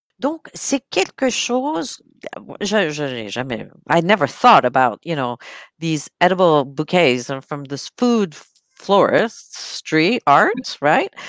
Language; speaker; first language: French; native; French